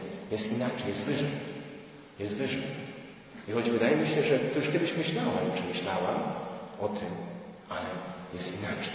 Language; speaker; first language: Polish; native; Polish